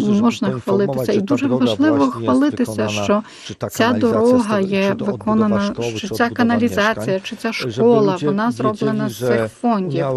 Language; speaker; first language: Ukrainian; non-native, fluent; Polish